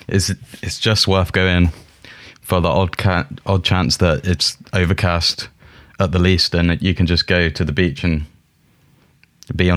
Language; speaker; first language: English; native; English